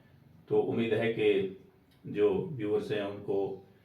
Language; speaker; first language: Urdu; native; Urdu